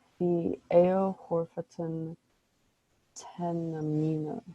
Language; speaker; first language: Arabic; non-native, learner; English